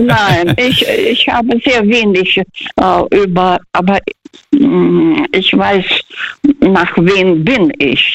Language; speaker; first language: German; early bilingual, other home language; Russian